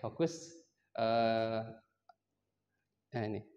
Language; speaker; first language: English; non-native, learner; Indonesian